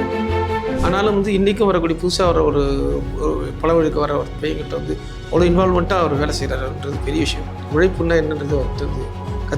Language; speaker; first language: Tamil; native; Tamil